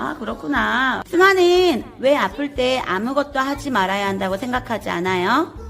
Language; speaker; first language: Korean; native; Korean